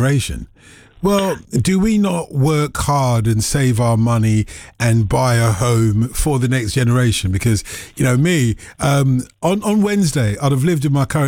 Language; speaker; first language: English; non-native, local second language; Yoruba